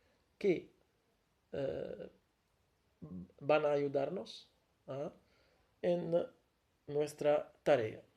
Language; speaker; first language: Spanish; non-native, fluent; Arabic